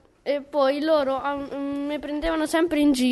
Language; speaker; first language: Italian; early bilingual, other home language; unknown